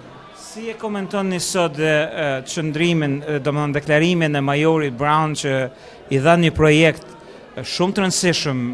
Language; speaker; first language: Albanian; native; Albanian